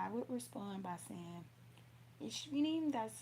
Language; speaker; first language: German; non-native, learner; English